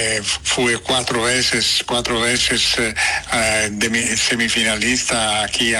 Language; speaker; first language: Spanish; non-native, fluent; Italian